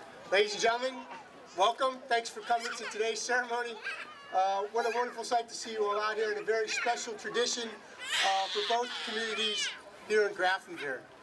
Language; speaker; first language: English; native; English